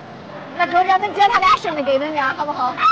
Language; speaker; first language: Chinese; native; Chinese